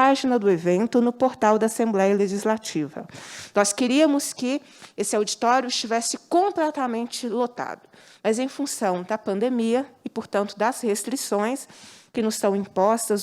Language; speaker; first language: Portuguese; native; Portuguese